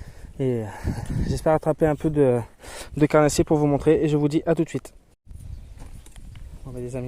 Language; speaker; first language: French; native; French